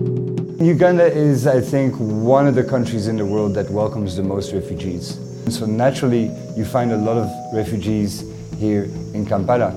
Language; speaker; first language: English; non-native, fluent; French